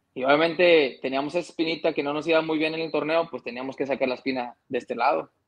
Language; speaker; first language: Spanish; early bilingual, heritage; Spanish